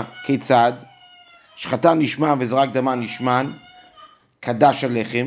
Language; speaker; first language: Hebrew; native; Hebrew